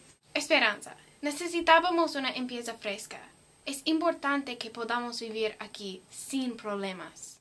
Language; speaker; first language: Spanish; non-native, learner; English